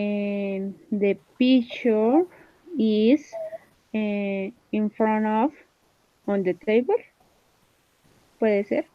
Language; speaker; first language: English; non-native, learner; Spanish